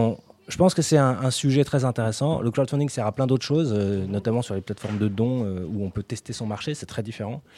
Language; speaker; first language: French; native; French